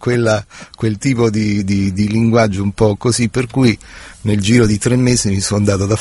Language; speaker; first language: Italian; native; Italian